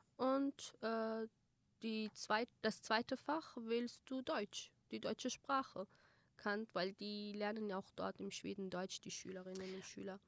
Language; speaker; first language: German; early bilingual, other home language; Kurdish